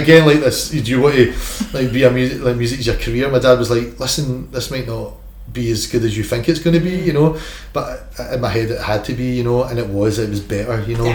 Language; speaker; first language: English; native; English